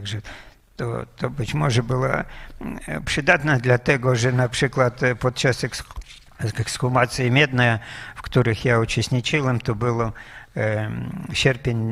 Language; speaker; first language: Polish; non-native, fluent; Russian